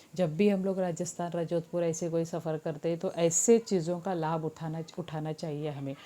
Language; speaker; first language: Hindi; non-native, local second language; Marathi